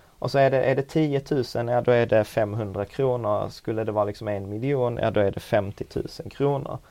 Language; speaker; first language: Swedish; early bilingual, other home language; Czech